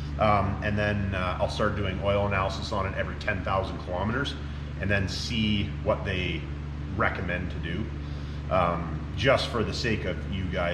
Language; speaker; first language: English; native; English